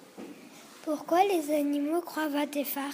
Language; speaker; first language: French; native; French